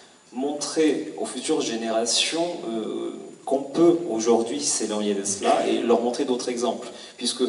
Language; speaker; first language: French; native; French